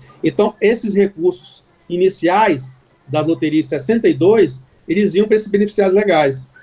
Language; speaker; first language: Portuguese; native; Portuguese